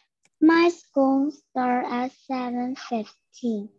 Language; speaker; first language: English; non-native, learner; Vietnamese